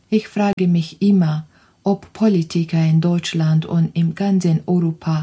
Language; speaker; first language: German; non-native, learner; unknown